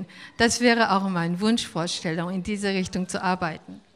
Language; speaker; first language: German; non-native, fluent; Korean